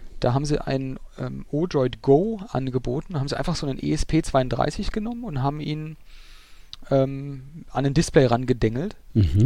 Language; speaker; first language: German; native; German